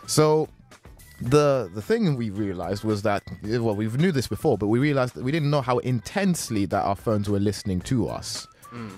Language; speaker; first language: English; native; English